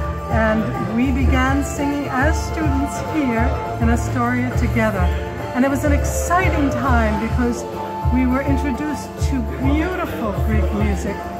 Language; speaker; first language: English; native; English